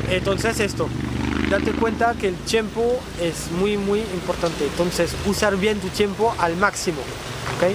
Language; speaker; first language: Spanish; non-native, fluent; French